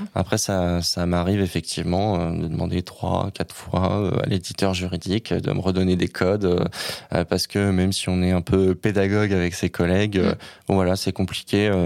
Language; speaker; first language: French; native; French